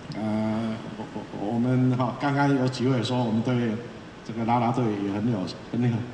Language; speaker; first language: Chinese; native; Chinese